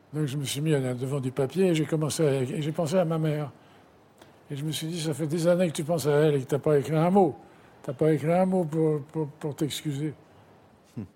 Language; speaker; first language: French; native; French